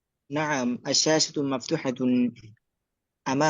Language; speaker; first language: Arabic; non-native, learner; Bangla